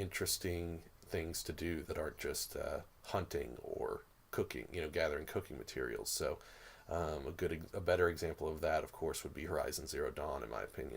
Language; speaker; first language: English; native; English